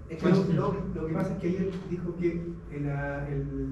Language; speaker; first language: Spanish; native; Spanish